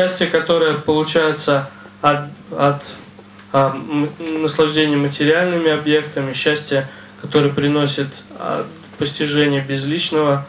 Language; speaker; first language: Russian; native; Russian